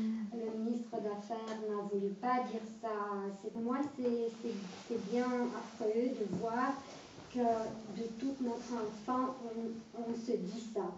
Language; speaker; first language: French; non-native, fluent; Romanian